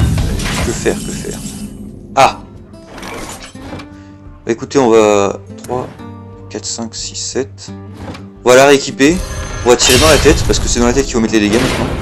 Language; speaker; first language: French; native; French